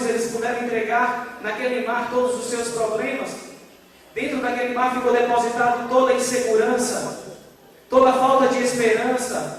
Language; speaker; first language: Portuguese; native; Portuguese